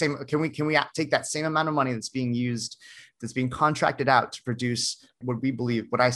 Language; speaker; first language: English; native; English